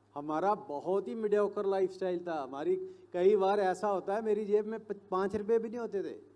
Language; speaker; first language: Hindi; non-native, local second language; Punjabi